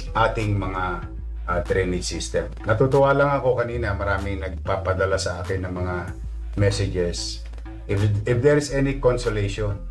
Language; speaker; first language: Filipino; native; Filipino